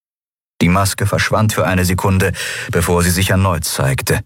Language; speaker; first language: German; native; German